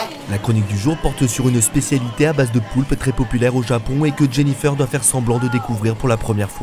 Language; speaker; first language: French; native; French